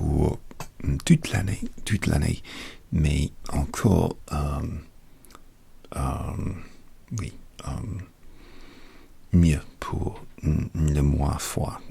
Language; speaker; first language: French; non-native, learner; English